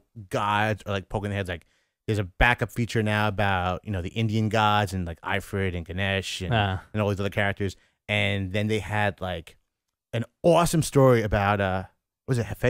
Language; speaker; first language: English; native; English